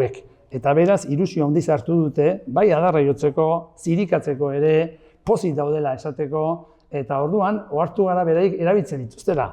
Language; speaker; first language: Basque; native; Basque